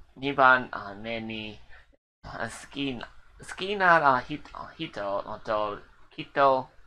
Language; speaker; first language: Japanese; non-native, learner; English